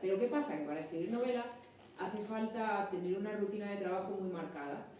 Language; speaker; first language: Spanish; native; Spanish